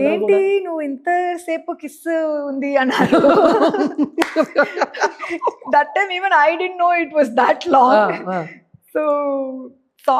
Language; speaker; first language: Telugu; non-native, local second language; Tamil